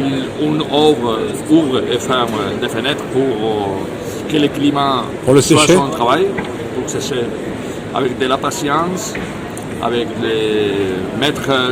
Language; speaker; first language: French; non-native, fluent; Spanish